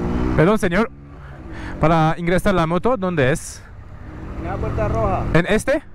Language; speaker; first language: Spanish; non-native, learner; French